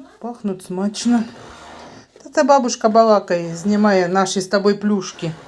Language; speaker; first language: Ukrainian; native; Ukrainian